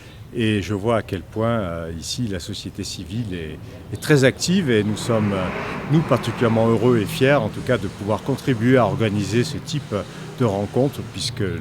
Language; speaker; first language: French; native; French